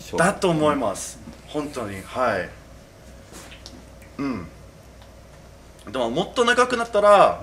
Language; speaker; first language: Japanese; non-native, fluent; English